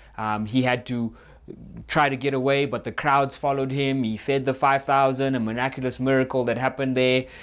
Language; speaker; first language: English; native; English